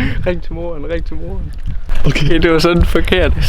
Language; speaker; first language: Danish; native; Danish